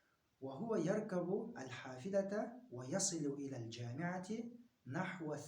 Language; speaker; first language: Arabic; non-native, fluent; Kyrgyz